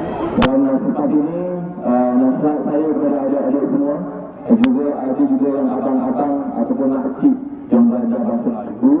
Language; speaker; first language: Malay; native; Malay